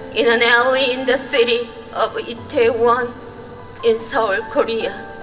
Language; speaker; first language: English; non-native, fluent; Korean